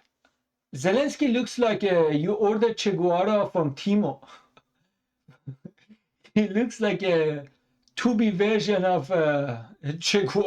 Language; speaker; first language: English; non-native, fluent; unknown